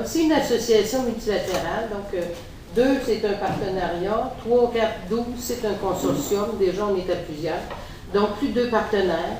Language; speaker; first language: French; native; French